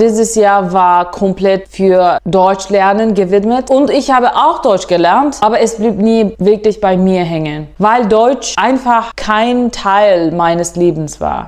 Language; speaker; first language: German; non-native, fluent; Turkish